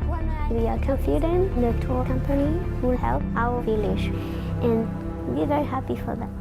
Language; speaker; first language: English; non-native, local second language; Hmong